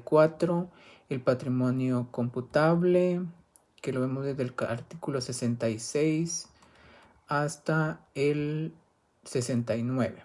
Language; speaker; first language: Spanish; native; Spanish